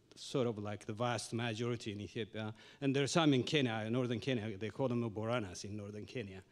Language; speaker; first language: English; non-native, fluent; Oromo